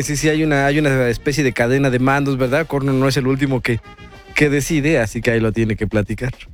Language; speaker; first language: Spanish; native; Spanish